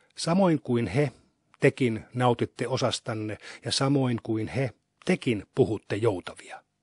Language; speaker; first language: Finnish; native; Finnish